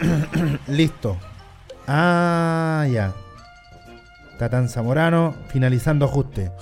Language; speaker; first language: Spanish; native; Spanish